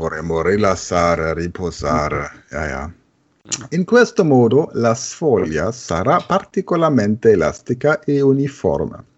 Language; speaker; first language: Italian; non-native, fluent; German